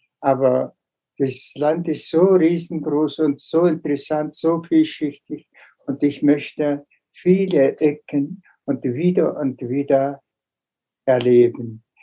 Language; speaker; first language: German; non-native, fluent; Mongolian